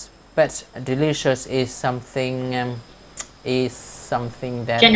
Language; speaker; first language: English; non-native, fluent; Vietnamese